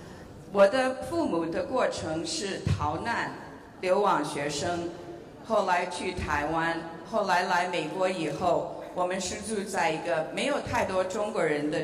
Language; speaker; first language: Chinese; early bilingual, heritage; English